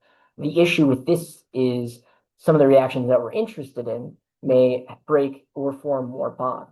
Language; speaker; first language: English; native; English